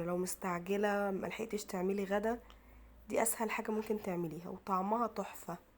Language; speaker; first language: Arabic; native; Arabic